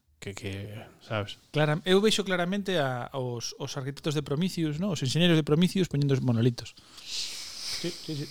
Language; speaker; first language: Galician; non-native, local second language; Spanish